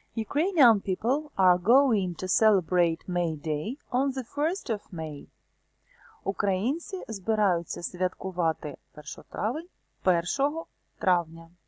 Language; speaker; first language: Ukrainian; native; Ukrainian